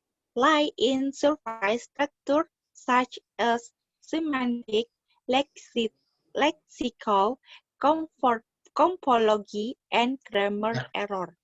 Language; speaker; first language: English; non-native, learner; Indonesian